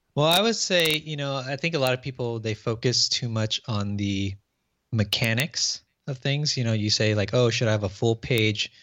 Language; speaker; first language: English; native; English